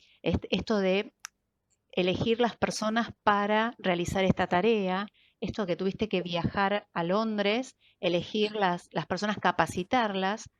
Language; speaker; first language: Spanish; native; Spanish